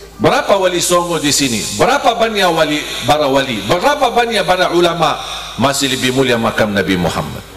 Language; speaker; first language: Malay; non-native, fluent; Arabic